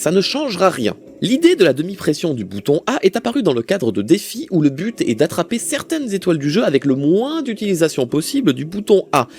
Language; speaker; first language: French; native; French